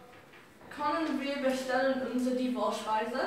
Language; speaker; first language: German; non-native, learner; English